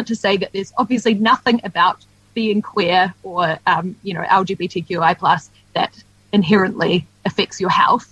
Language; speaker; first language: English; native; English